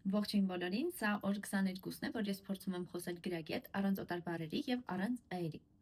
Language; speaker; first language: Armenian; early bilingual, heritage; Armenian